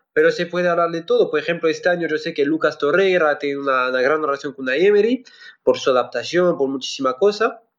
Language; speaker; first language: Spanish; non-native, fluent; French